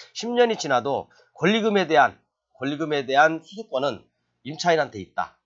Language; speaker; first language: Korean; native; Korean